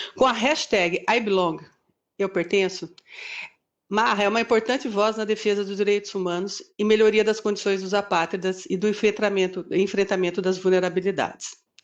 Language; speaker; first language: Portuguese; native; Portuguese